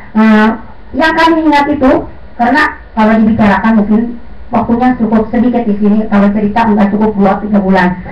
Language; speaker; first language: Indonesian; non-native, local second language; Sundanese